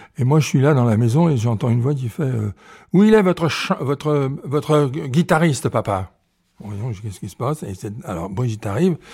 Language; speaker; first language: French; native; French